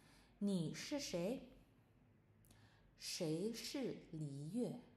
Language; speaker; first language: Chinese; non-native, fluent; Indonesian